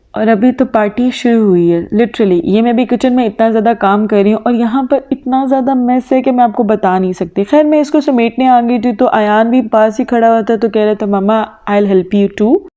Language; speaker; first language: Urdu; native; Urdu